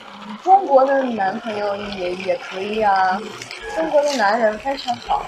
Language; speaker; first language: Chinese; non-native, fluent; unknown